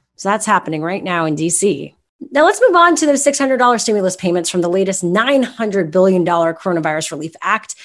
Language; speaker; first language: English; native; English